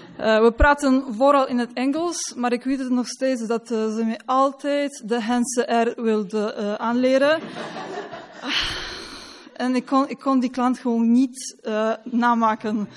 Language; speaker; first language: Dutch; non-native, fluent; Polish